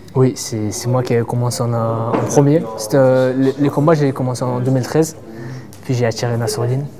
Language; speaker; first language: French; non-native, fluent; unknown